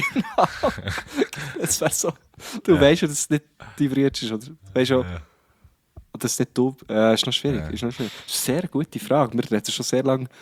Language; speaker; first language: German; native; German